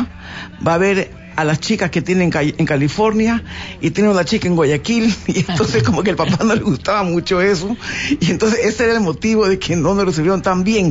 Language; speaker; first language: Spanish; native; Spanish